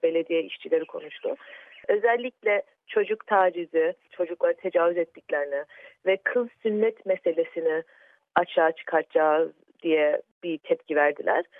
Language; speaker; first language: Turkish; early bilingual, heritage; Turkish